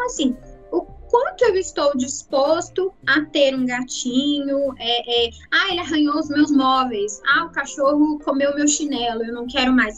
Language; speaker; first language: Portuguese; native; Portuguese